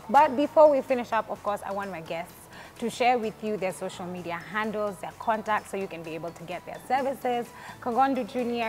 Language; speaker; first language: English; non-native, local second language; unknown